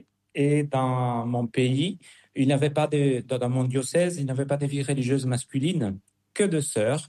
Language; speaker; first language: French; non-native, fluent; Spanish